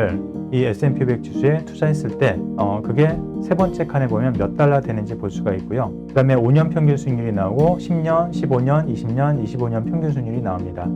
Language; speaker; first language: Korean; native; Korean